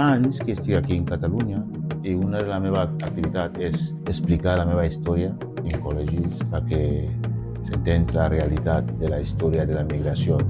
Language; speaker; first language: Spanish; non-native, fluent; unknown